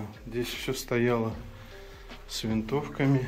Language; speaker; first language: Russian; native; Russian